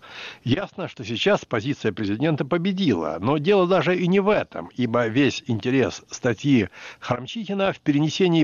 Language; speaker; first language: Russian; native; Russian